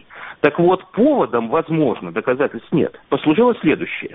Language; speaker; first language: Russian; native; Russian